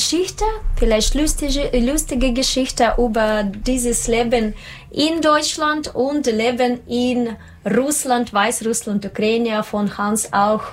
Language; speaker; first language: German; non-native, learner; Russian